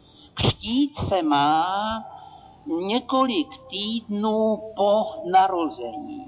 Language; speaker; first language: Czech; native; Czech